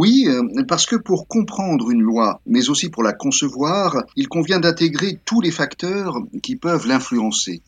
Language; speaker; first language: French; native; French